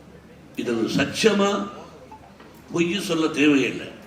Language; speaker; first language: Tamil; non-native, learner; Telugu